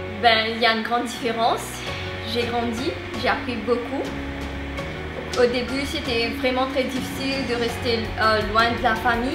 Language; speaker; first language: French; non-native, local second language; Morisyen